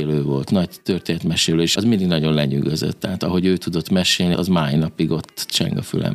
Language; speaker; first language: Hungarian; native; Hungarian